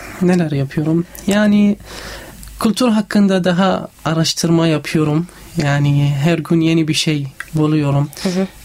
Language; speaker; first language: Turkish; non-native, learner; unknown